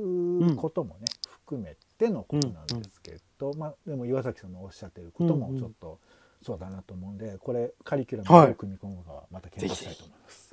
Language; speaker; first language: Japanese; native; Japanese